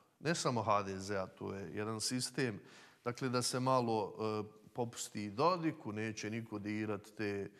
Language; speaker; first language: Serbian; native; Serbian